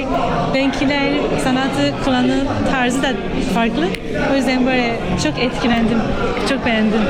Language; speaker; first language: Turkish; early bilingual, heritage; Turkish